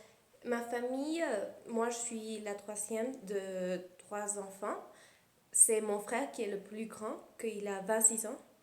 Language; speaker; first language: French; early bilingual, heritage; Spanish